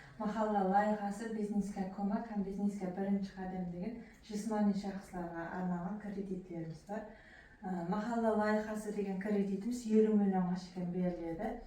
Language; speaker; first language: Uzbek; non-native, local second language; Kazakh